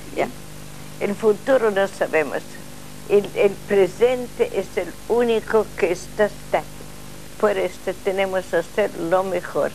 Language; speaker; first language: Spanish; non-native, learner; Russian